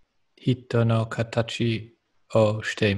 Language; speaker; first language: Japanese; non-native, learner; English